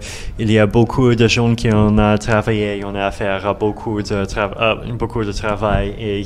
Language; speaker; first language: French; non-native, learner; Russian